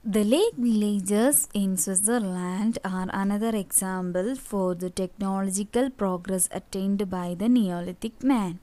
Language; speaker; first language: English; non-native, local second language; Malayalam